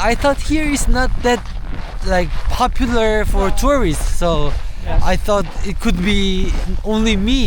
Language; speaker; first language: English; non-native, learner; Korean